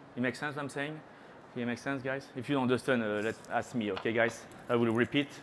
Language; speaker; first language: English; non-native, fluent; French